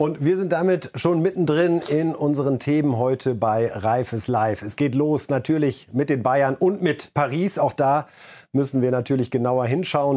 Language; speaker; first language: German; native; German